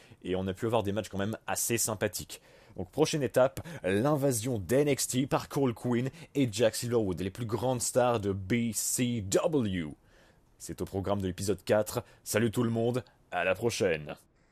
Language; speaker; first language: French; native; French